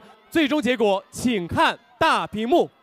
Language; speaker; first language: Chinese; native; Chinese